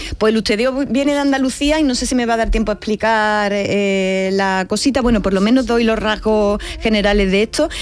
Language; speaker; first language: Spanish; native; Spanish